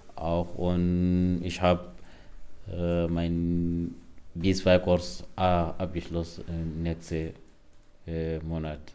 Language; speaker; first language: German; non-native, learner; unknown